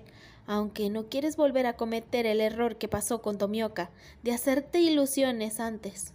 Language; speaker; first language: Spanish; native; Spanish